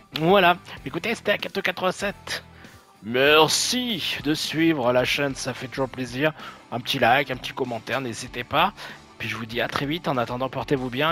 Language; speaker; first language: French; native; French